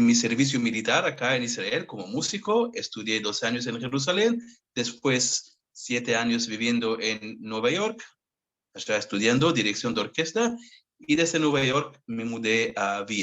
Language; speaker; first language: Spanish; non-native, fluent; Hebrew